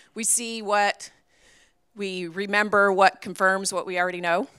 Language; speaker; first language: English; native; English